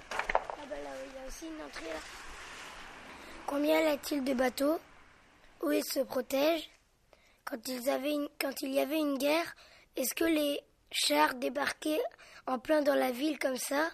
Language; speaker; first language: French; native; French